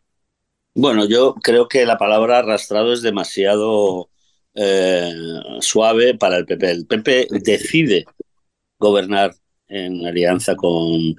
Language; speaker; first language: Spanish; native; Spanish